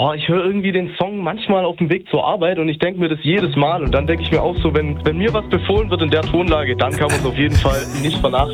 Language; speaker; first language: German; native; German